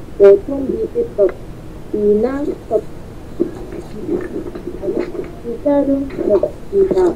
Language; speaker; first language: Korean; non-native, learner; Vietnamese